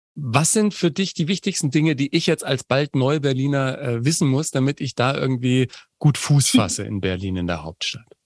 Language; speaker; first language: German; native; German